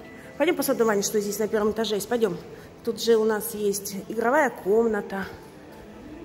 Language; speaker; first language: Russian; native; Russian